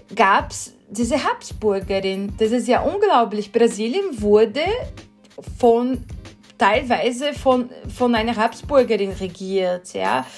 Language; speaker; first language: German; non-native, fluent; Portuguese